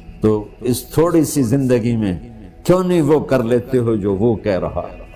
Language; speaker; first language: Urdu; non-native, local second language; Punjabi